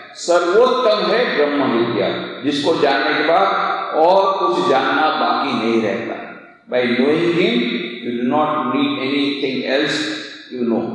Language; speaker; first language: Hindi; non-native, local second language; Gujarati